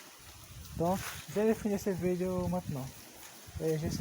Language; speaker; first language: French; non-native, learner; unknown